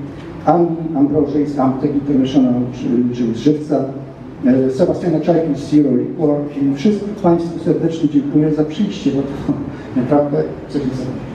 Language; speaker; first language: Polish; native; Polish